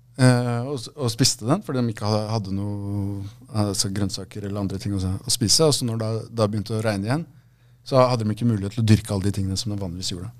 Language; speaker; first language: Norwegian; early bilingual, other home language; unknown